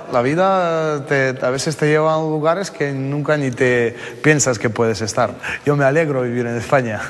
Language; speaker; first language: Spanish; non-native, fluent; Ukrainian